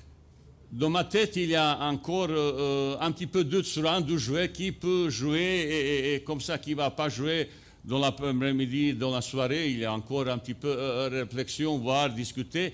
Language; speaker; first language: French; non-native, fluent; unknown